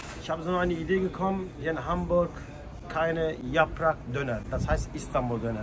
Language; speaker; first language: German; non-native, learner; Turkish